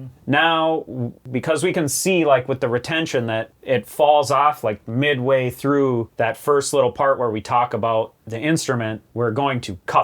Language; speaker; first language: English; native; English